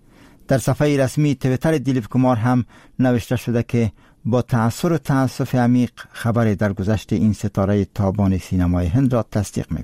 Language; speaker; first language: Persian; native; Persian